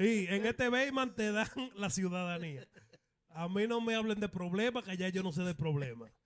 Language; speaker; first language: Spanish; early bilingual, other home language; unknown